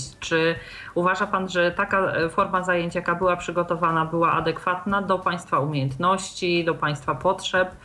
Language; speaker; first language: Polish; native; Polish